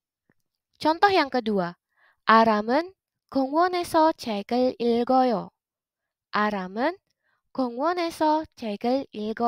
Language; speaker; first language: Korean; non-native, fluent; Indonesian